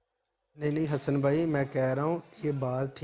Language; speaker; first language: Hindi; non-native, local second language; Punjabi